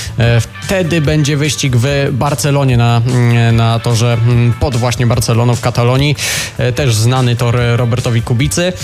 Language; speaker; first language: Polish; native; Polish